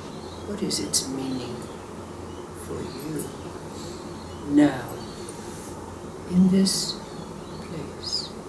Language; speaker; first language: English; native; English